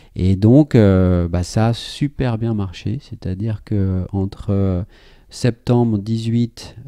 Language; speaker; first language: French; native; French